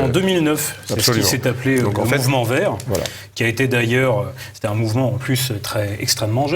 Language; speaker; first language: French; native; French